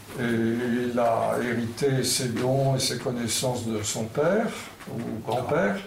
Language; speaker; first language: French; non-native, fluent; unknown